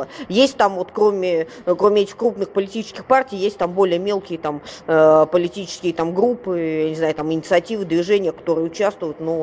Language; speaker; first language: Russian; native; Russian